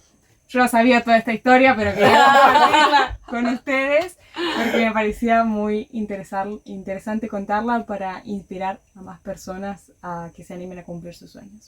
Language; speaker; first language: Spanish; native; Spanish